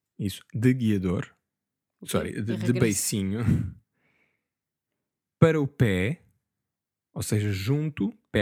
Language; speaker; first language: Portuguese; native; Portuguese